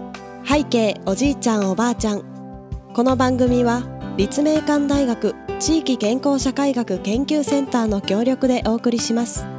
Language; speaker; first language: Japanese; native; Japanese